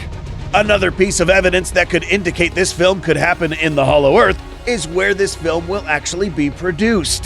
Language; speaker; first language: English; native; English